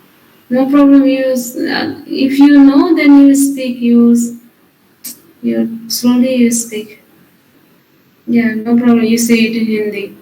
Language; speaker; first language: English; non-native, local second language; Hindi